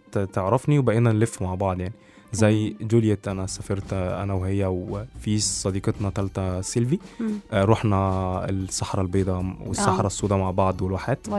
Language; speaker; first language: Arabic; native; Arabic